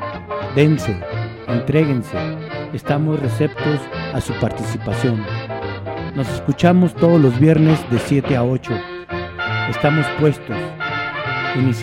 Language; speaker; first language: Spanish; native; Spanish